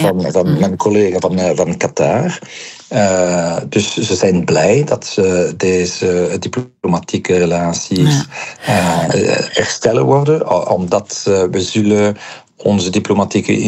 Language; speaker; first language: Dutch; non-native, local second language; French